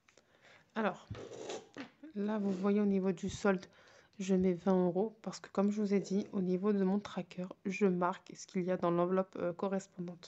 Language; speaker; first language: French; native; French